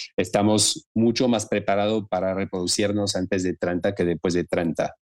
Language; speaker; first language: Spanish; non-native, fluent; French